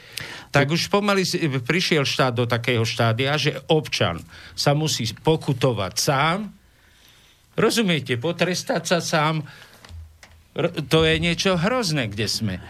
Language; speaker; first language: Slovak; native; Slovak